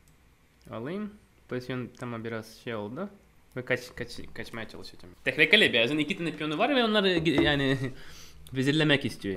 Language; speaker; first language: Turkish; non-native, fluent; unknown